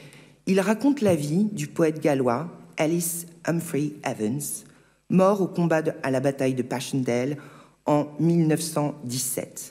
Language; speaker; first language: French; native; French